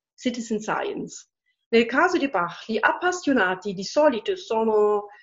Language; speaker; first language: Italian; non-native, fluent; German